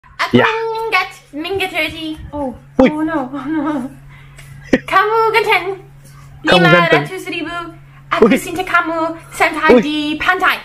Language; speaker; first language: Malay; non-native, learner; English